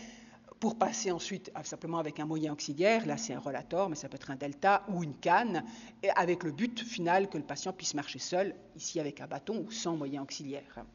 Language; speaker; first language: French; native; French